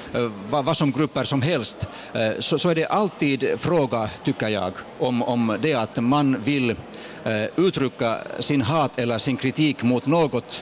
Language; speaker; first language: Swedish; non-native, fluent; Finnish